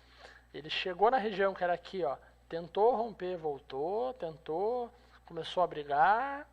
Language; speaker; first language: Portuguese; native; Portuguese